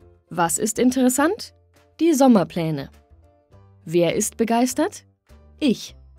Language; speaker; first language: German; native; German